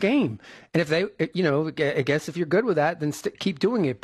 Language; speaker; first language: English; native; English